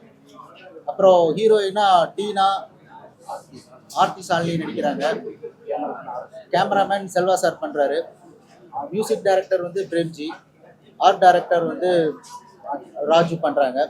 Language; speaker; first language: Tamil; native; Tamil